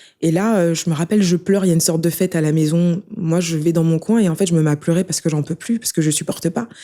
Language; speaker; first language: French; early bilingual, other home language; Haitian Creole